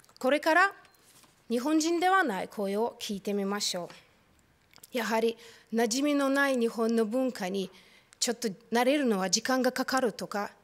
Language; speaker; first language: Japanese; non-native, fluent; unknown